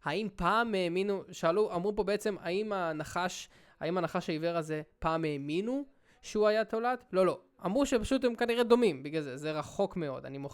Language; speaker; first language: Hebrew; native; Hebrew